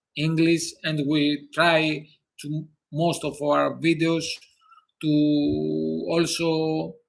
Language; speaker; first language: English; non-native, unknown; Greek